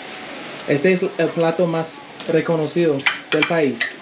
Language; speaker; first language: Spanish; non-native, learner; English